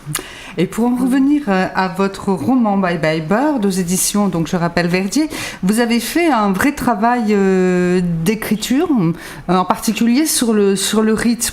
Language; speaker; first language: French; native; French